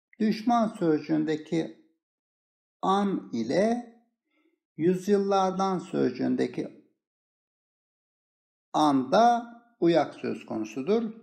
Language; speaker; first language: Turkish; native; Turkish